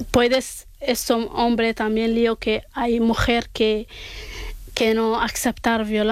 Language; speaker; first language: Spanish; non-native, learner; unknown